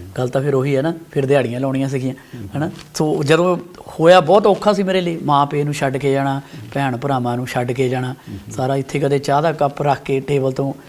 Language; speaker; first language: Punjabi; native; Punjabi